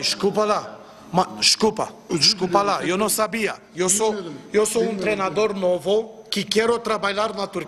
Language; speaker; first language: Portuguese; non-native, learner; Spanish